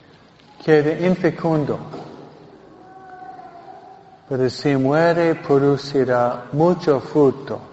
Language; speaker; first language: Spanish; non-native, fluent; English